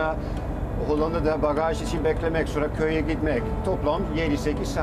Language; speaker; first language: Turkish; non-native, fluent; Dutch